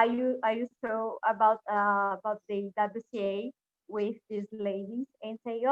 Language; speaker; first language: English; non-native, learner; Portuguese